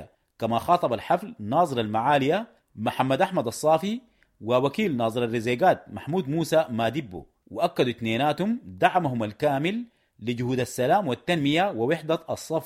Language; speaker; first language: Arabic; native; Arabic